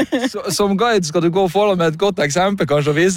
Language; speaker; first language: Norwegian; native; Norwegian